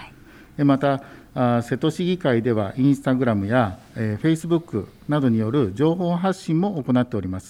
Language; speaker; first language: Japanese; native; Japanese